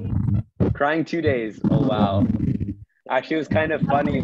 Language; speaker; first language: English; native; English